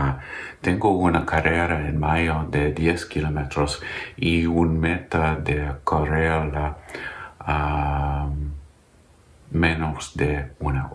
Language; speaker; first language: Spanish; non-native, learner; English